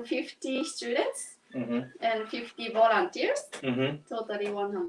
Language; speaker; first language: English; non-native, learner; Japanese